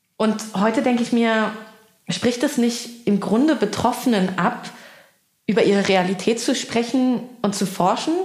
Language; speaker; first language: German; early bilingual, other home language; Persian